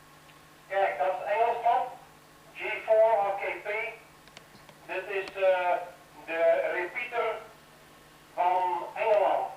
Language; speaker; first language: Dutch; native; Dutch